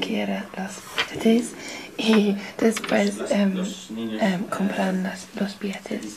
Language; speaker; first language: Spanish; non-native, learner; English